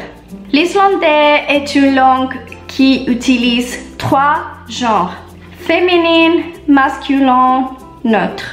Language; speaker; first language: French; non-native, learner; Italian